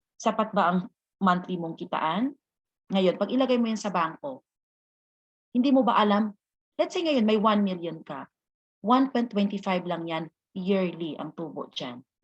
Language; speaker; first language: Filipino; non-native, local second language; Hiligaynon